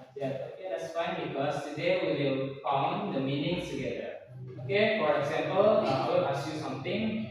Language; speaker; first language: English; non-native, learner; Indonesian